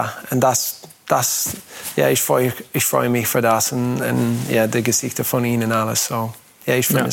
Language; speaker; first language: German; non-native, learner; English